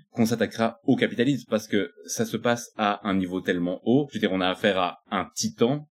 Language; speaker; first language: French; native; French